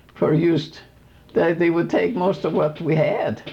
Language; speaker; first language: English; non-native, fluent; Swedish